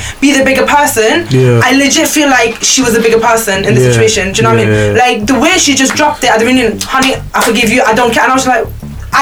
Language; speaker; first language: English; native; English